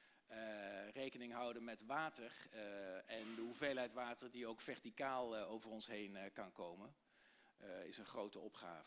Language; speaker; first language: Dutch; native; Dutch